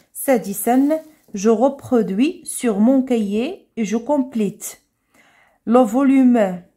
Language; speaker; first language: French; non-native, local second language; Arabic